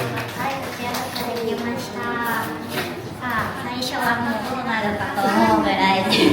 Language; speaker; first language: Japanese; native; Japanese